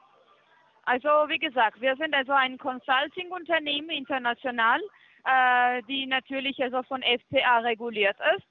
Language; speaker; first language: German; non-native, fluent; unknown